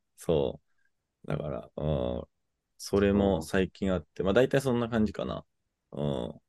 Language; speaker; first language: Japanese; native; Japanese